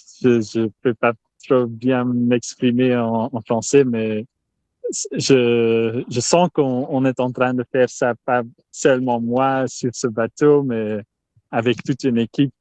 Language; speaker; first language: French; non-native, local second language; Dutch